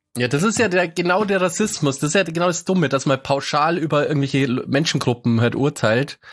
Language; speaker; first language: German; native; German